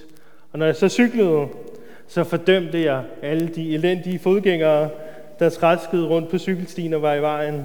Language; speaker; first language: Danish; native; Danish